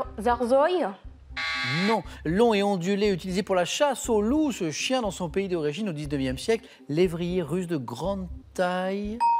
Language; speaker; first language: French; native; French